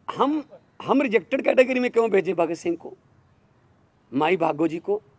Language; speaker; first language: Hindi; non-native, local second language; Punjabi